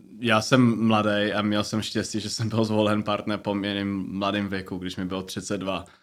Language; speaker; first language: Czech; non-native, fluent; English